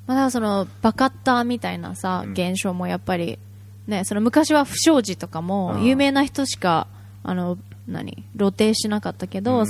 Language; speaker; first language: Japanese; native; Japanese